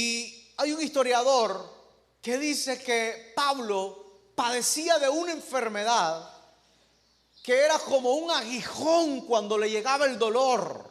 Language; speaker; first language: Spanish; native; Spanish